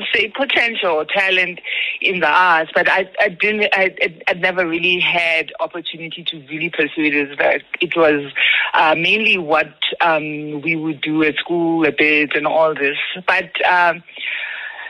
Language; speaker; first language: English; non-native, local second language; Zulu